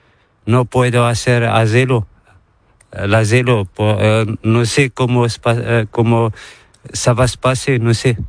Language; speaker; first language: Spanish; non-native, learner; Arabic